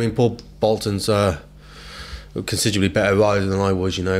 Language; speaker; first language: English; native; English